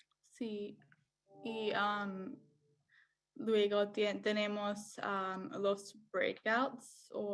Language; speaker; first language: Spanish; non-native, learner; English